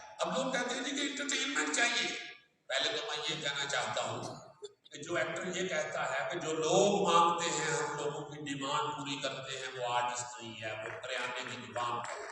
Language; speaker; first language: Urdu; non-native, local second language; Punjabi